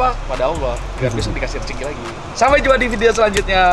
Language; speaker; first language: Indonesian; non-native, local second language; Javanese